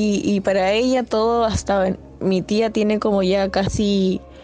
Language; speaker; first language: Spanish; native; Spanish